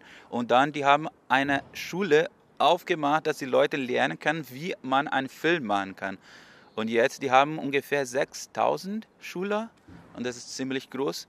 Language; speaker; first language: German; non-native, learner; Portuguese